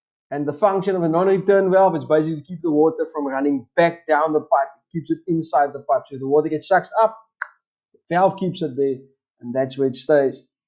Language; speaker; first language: English; non-native, local second language; Afrikaans